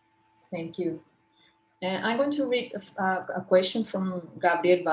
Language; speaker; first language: English; non-native, fluent; Portuguese